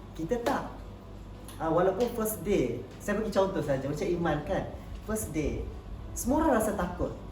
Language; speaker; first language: Malay; native; Malay